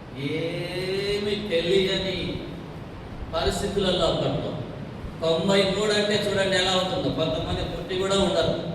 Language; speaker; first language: Telugu; non-native, local second language; Tamil